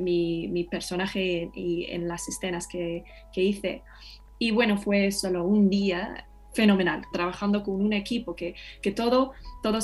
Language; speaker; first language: Spanish; non-native, fluent; English